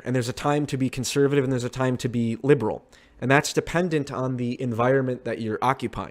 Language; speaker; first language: English; native; English